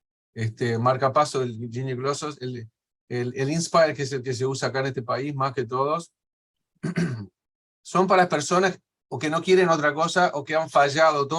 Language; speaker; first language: Spanish; native; Spanish